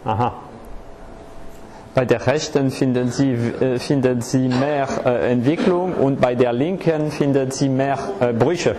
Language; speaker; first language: German; non-native, fluent; French